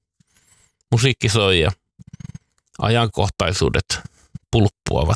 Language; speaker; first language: Finnish; native; Finnish